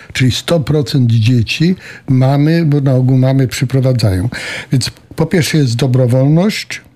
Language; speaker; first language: Polish; native; Polish